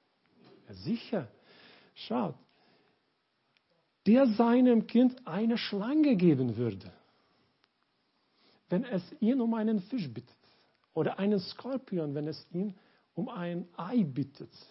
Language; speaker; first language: German; non-native, learner; Lithuanian